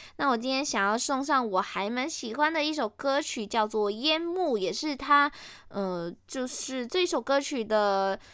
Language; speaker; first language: Chinese; native; Chinese